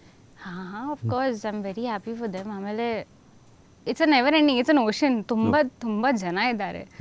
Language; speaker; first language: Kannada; non-native, fluent; Hindi